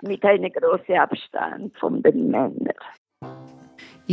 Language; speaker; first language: German; non-native, local second language; Italian